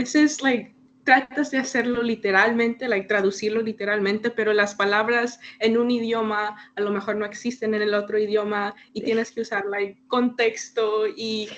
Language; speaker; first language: Spanish; early bilingual, heritage; Spanish